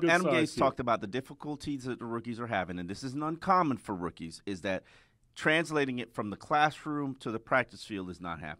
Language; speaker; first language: English; native; English